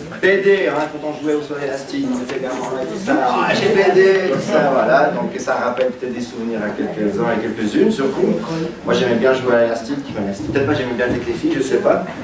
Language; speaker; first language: French; native; French